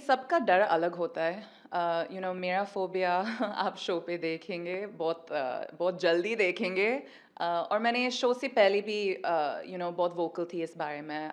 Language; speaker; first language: Hindi; non-native, learner; English